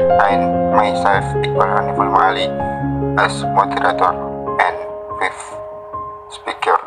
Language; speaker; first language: English; non-native, learner; Indonesian